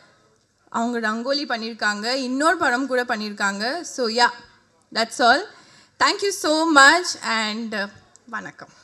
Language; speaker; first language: Tamil; non-native, fluent; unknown